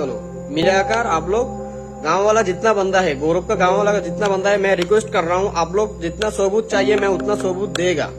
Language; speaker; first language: Hindi; non-native, fluent; Bangla